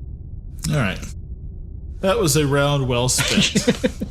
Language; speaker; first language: English; native; English